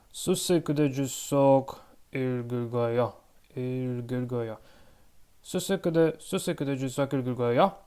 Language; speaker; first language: Korean; non-native, learner; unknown